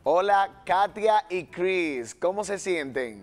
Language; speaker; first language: Spanish; native; Spanish